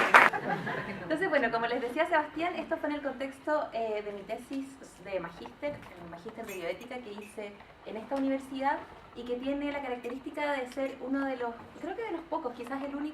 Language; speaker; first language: Spanish; native; Spanish